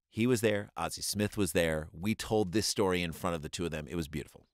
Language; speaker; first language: English; native; English